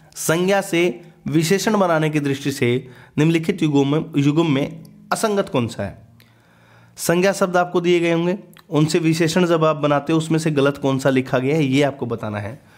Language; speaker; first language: Hindi; native; Hindi